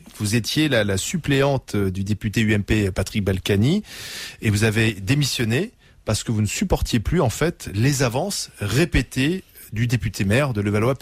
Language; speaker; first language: French; native; French